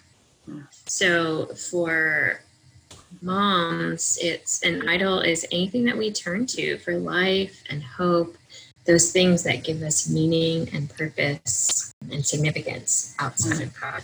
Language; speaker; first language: English; native; English